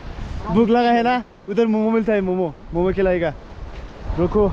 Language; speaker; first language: Hindi; non-native, local second language; Bodo